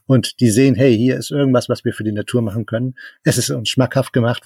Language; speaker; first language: German; native; German